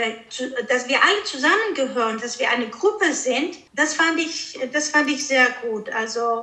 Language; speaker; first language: German; early bilingual, heritage; Greek